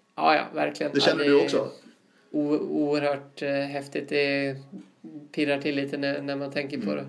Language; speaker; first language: Swedish; native; Swedish